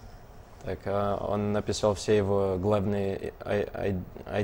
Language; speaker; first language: Russian; early bilingual, heritage; Russian